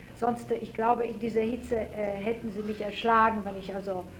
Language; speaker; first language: German; non-native, fluent; Italian